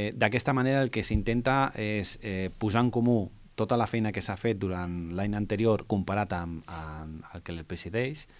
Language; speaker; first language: Catalan; non-native, local second language; Spanish